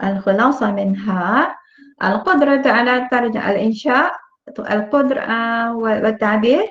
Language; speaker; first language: Arabic; non-native, fluent; Malay